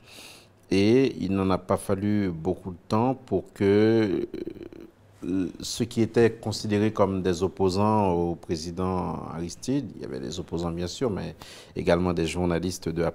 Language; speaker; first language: French; non-native, local second language; Haitian Creole